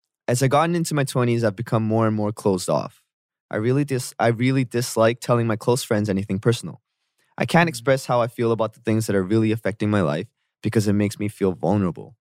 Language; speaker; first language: English; early bilingual, other home language; Korean